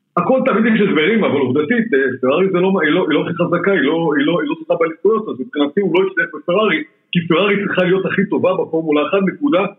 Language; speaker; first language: Hebrew; native; Hebrew